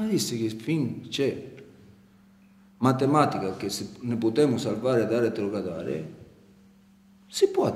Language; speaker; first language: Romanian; non-native, learner; Italian